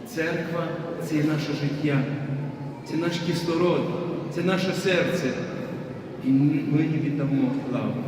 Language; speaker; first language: Ukrainian; non-native, local second language; Russian